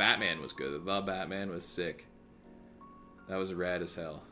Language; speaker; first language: English; native; English